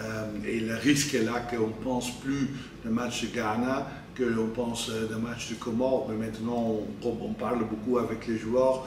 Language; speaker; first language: French; non-native, fluent; Dutch